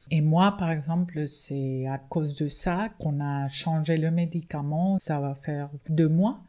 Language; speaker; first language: French; non-native, fluent; Spanish